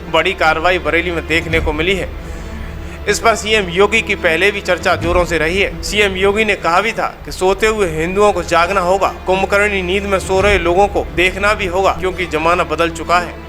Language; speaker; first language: Hindi; native; Hindi